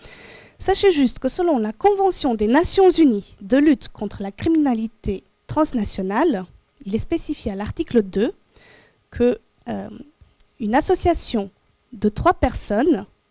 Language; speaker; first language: French; non-native, fluent; Romanian